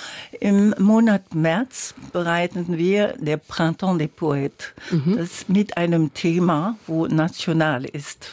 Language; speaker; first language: German; non-native, learner; French